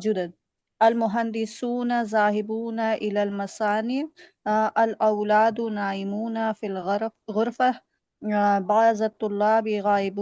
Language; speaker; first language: Arabic; non-native, learner; Urdu